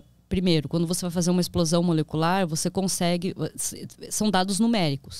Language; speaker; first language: Portuguese; native; Portuguese